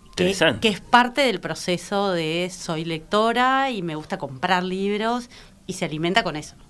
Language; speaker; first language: Spanish; native; Spanish